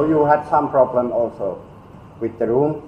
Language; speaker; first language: English; non-native, learner; Finnish